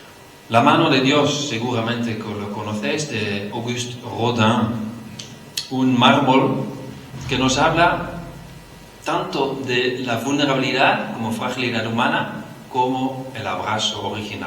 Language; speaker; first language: Spanish; non-native, fluent; Dutch